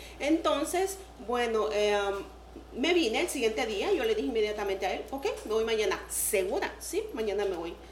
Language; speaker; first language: Spanish; native; Spanish